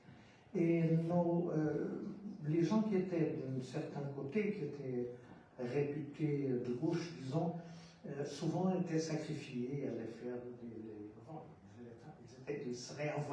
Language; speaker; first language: French; non-native, fluent; Portuguese